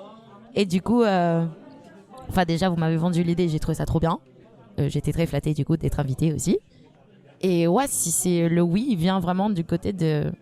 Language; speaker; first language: French; non-native, fluent; Spanish